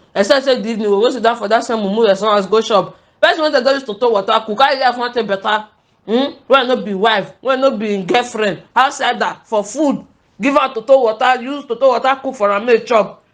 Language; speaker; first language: Nigerian Pidgin; native; Nigerian Pidgin